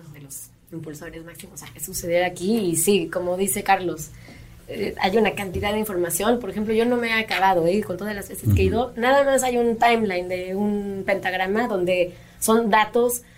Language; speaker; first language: Spanish; native; Spanish